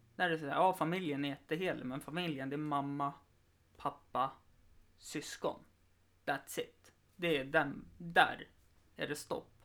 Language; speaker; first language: Swedish; native; Swedish